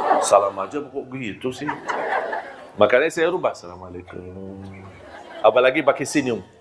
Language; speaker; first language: Malay; non-native, fluent; Arabic